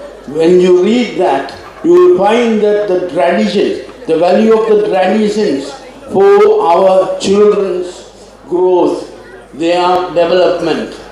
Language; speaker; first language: English; non-native, local second language; Tamil